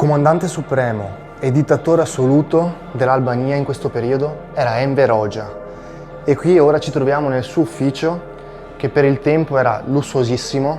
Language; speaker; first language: Italian; native; Italian